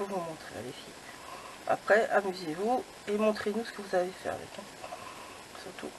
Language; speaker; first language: French; native; French